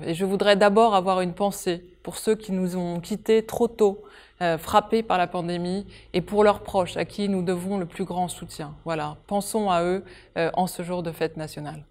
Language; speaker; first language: French; native; French